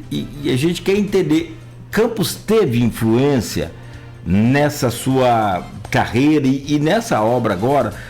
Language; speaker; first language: Portuguese; native; Portuguese